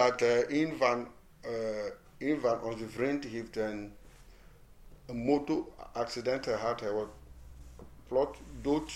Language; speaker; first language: Dutch; non-native, fluent; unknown